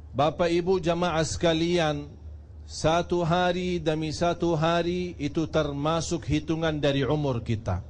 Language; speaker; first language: Indonesian; non-native, fluent; Arabic